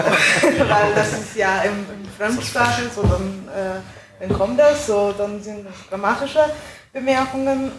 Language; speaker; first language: German; non-native, fluent; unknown